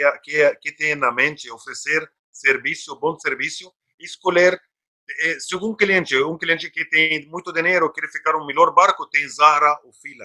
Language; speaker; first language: Portuguese; non-native, fluent; Arabic